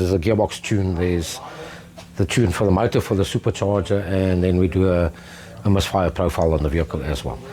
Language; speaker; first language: English; native; English